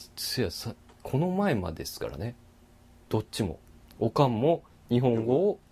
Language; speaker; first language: Japanese; native; Japanese